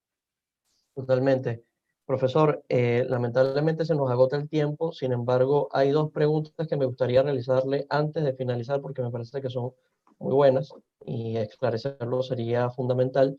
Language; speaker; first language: Spanish; native; Spanish